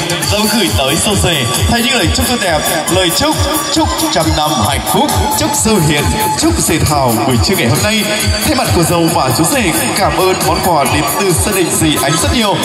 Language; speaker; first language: Vietnamese; non-native, local second language; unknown